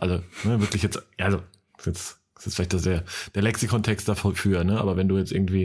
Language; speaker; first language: German; native; German